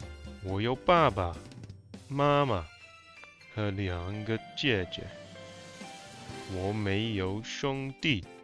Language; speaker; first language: Chinese; non-native, learner; English